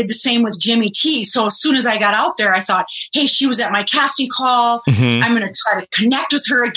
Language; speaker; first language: English; early bilingual, other home language; German